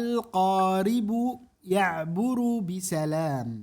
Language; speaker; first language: Arabic; non-native, fluent; Indonesian